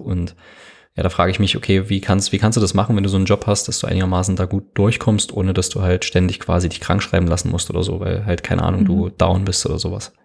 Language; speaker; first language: German; native; German